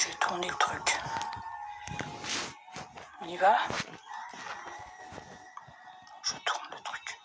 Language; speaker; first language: French; native; French